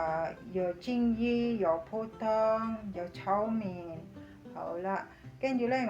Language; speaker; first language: Cantonese; non-native, learner; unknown